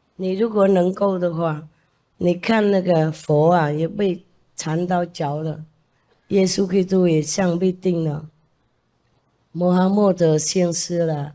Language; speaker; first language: Chinese; non-native, fluent; Vietnamese